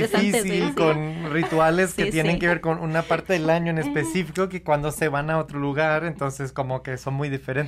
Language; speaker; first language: Spanish; early bilingual, heritage; Spanish